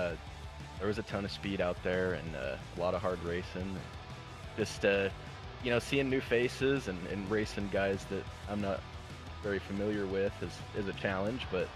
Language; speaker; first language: English; native; English